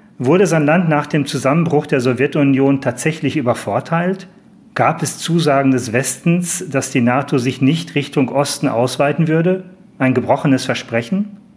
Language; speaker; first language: German; native; German